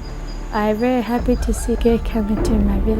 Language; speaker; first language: English; non-native, local second language; Hmong